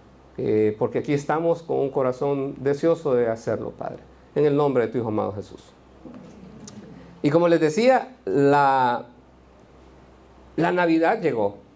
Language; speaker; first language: Spanish; native; Spanish